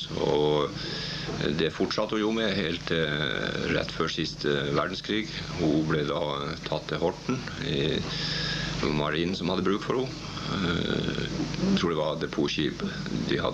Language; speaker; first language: Norwegian; native; Norwegian